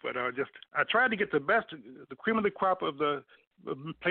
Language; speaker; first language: English; native; English